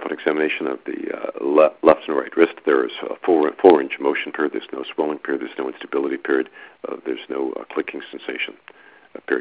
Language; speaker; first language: English; native; English